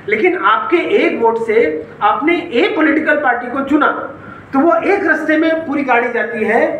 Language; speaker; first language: Hindi; non-native, local second language; Marathi